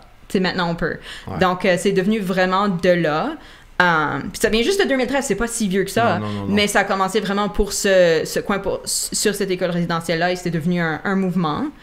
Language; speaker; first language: French; native; French